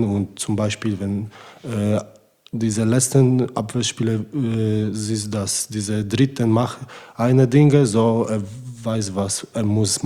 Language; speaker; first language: German; non-native, learner; Polish